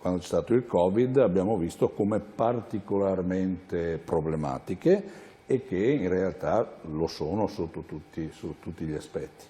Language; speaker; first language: Italian; native; Italian